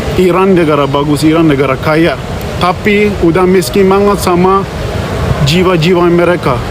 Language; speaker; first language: Indonesian; non-native, fluent; Persian